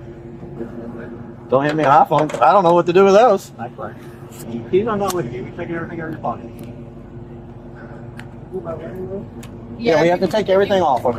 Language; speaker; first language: English; native; English